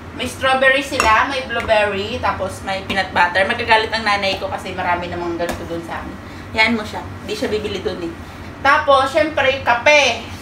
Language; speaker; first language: Filipino; native; Filipino